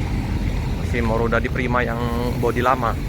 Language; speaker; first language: Indonesian; native; Indonesian